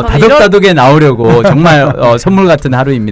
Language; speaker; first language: Korean; native; Korean